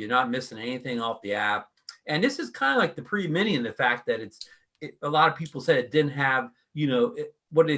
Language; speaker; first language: English; native; English